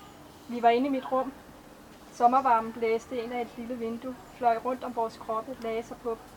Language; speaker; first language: Danish; native; Danish